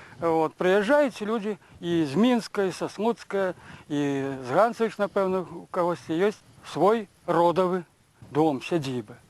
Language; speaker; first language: Belarusian; native; Belarusian